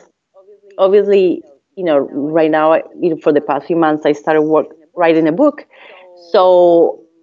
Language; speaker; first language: English; non-native, fluent; Spanish